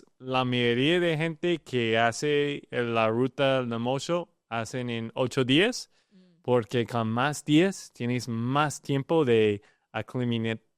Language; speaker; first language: Spanish; non-native, learner; English